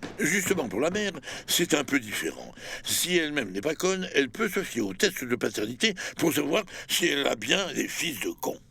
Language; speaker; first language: French; native; French